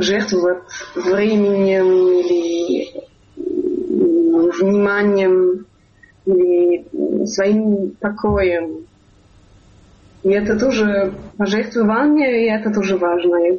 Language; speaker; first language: Russian; non-native, fluent; German